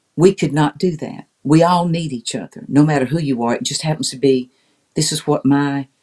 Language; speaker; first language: English; native; English